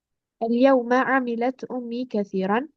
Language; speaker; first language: Arabic; non-native, learner; Albanian